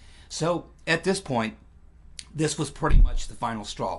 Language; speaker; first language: English; native; English